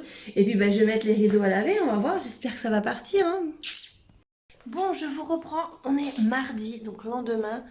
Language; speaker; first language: French; native; French